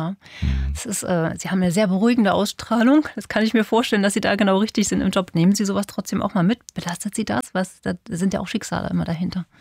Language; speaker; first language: German; native; German